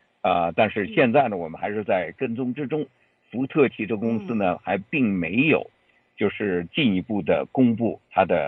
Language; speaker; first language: Chinese; native; Chinese